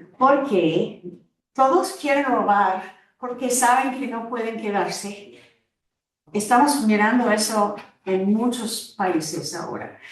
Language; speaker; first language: Spanish; non-native, fluent; English